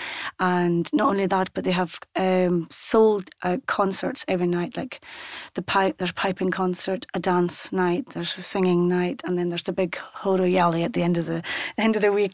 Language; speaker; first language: English; non-native, local second language; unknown